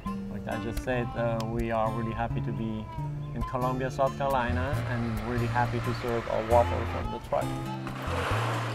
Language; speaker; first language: English; non-native, fluent; French